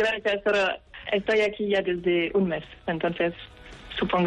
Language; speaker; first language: Spanish; non-native, fluent; Dutch